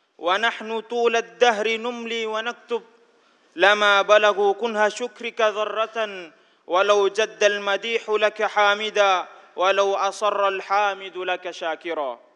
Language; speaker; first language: Arabic; non-native, fluent; Indonesian